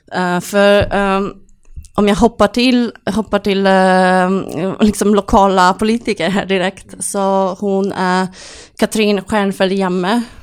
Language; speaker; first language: Swedish; non-native, fluent; Polish